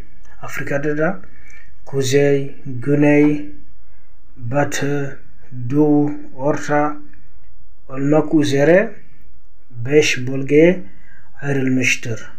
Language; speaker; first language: Turkish; non-native, fluent; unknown